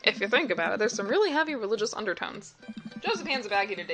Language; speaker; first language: English; native; English